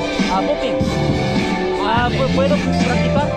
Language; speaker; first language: Spanish; non-native, learner; Korean